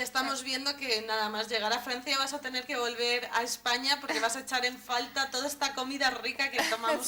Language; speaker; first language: Spanish; native; Spanish